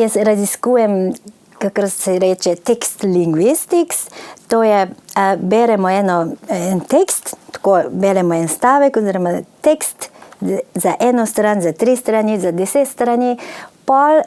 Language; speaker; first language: Slovenian; non-native, fluent; Japanese